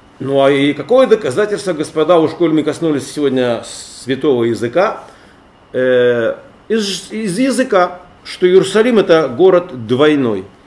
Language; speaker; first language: Russian; native; Russian